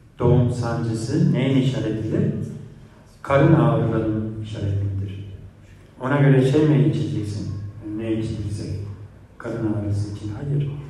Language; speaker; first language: Turkish; non-native, fluent; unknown